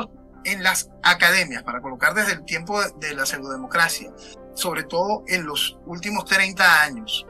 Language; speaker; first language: Spanish; native; Spanish